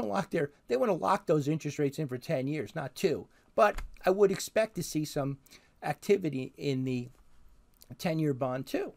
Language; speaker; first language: English; native; English